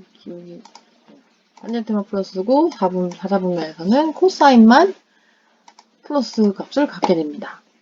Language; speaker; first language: Korean; non-native, fluent; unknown